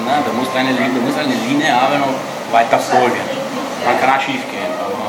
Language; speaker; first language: German; non-native, fluent; Italian